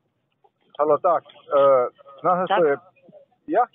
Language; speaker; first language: Polish; non-native, learner; Slovenian